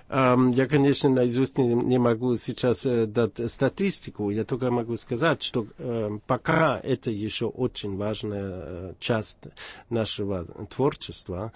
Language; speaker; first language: Russian; non-native, fluent; German